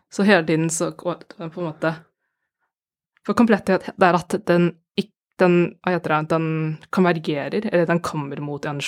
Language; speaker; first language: Norwegian; non-native, fluent; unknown